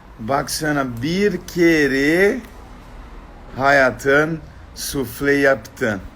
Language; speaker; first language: Turkish; non-native, learner; Portuguese